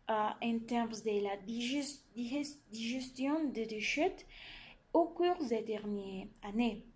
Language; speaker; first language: French; non-native, learner; Spanish